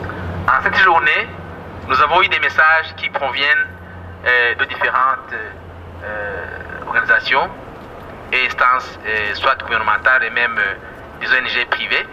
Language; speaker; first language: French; non-native, local second language; Kinyarwanda